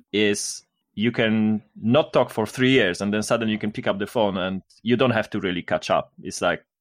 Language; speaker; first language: English; non-native, fluent; Polish